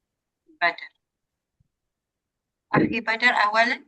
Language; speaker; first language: Arabic; non-native, learner; Malay